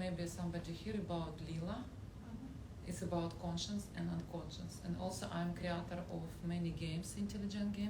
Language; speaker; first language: English; non-native, learner; Russian